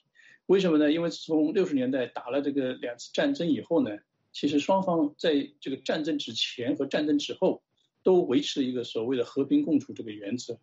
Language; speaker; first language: Chinese; native; Chinese